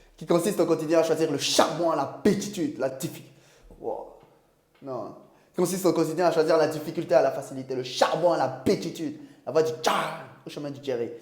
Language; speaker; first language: French; non-native, local second language; Ewe